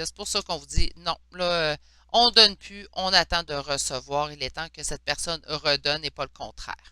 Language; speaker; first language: French; native; French